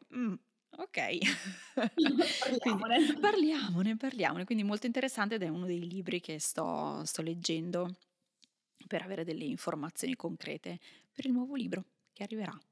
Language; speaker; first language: Italian; native; Italian